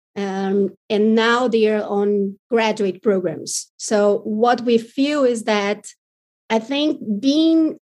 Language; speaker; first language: English; non-native, fluent; Portuguese